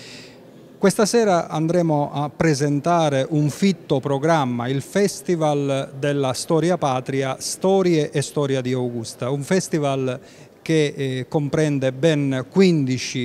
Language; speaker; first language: Italian; native; Italian